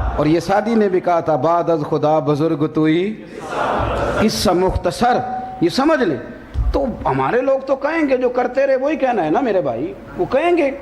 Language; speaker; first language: Urdu; non-native, local second language; Punjabi